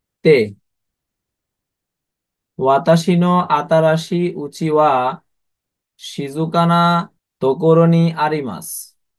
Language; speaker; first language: Japanese; non-native, fluent; Bangla